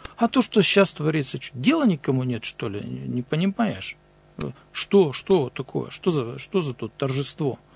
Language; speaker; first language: Russian; native; Russian